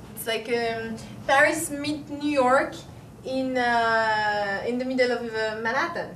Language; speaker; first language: English; non-native, fluent; French